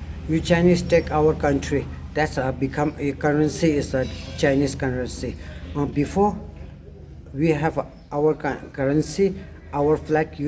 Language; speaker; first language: English; non-native, learner; Tibetan